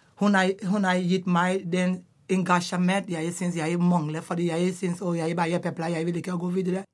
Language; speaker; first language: Norwegian; non-native, learner; English